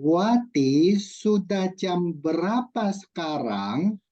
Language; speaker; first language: Indonesian; non-native, fluent; Chinese